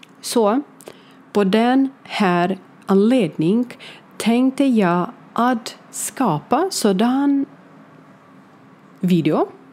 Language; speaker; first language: Swedish; non-native, learner; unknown